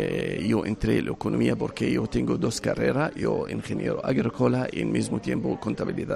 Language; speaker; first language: Spanish; non-native, learner; Arabic